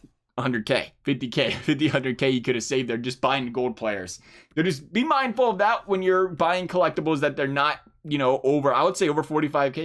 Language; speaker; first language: English; native; English